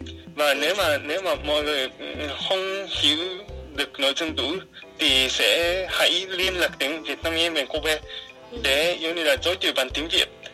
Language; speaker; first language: Vietnamese; non-native, fluent; Japanese